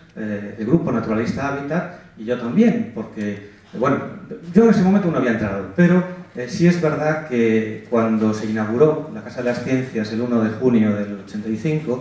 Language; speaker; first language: Spanish; native; Spanish